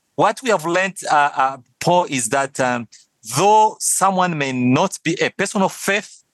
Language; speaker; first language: English; non-native, fluent; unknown